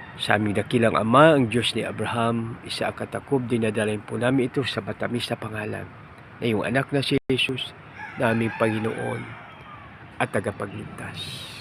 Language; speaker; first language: Filipino; non-native, local second language; Hiligaynon